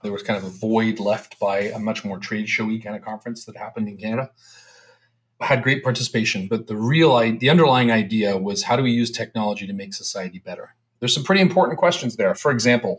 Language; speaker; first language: English; native; English